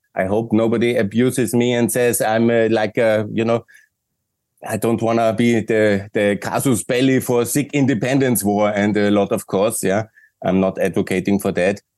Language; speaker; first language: English; non-native, fluent; German